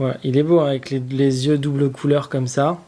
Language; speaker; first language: French; native; French